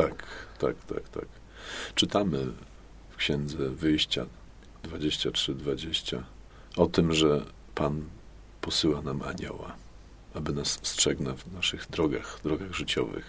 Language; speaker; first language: Polish; native; Polish